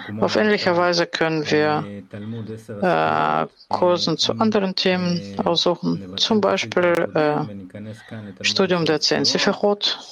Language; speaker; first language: German; non-native, fluent; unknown